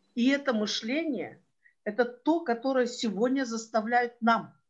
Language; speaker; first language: Russian; non-native, local second language; Kyrgyz